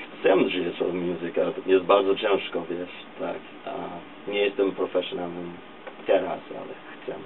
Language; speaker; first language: Polish; early bilingual, heritage; Polish